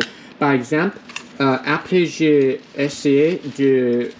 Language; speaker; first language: French; non-native, learner; English